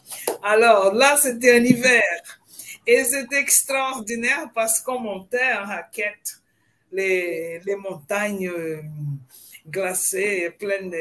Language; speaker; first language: French; non-native, fluent; Portuguese